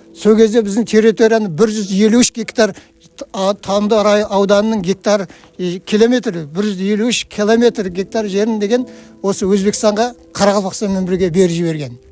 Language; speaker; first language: Kazakh; early bilingual, heritage; Kazakh